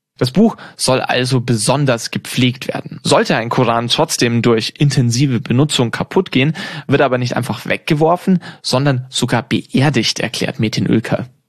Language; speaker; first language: German; native; German